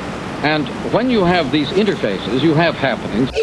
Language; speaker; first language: English; native; English